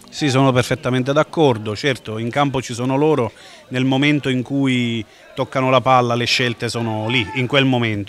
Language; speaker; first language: Italian; native; Italian